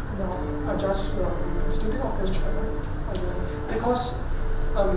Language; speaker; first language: English; non-native, learner; Chinese